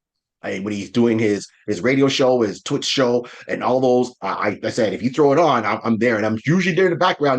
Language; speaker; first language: English; native; English